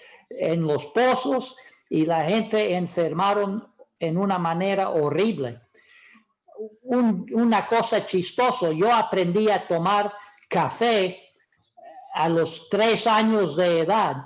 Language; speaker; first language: Spanish; non-native, fluent; English